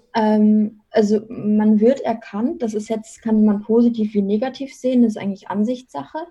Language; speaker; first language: German; native; German